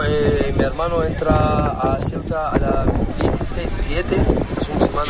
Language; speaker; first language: Spanish; non-native, learner; Arabic